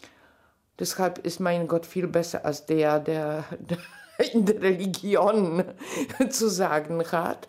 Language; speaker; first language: German; non-native, fluent; Polish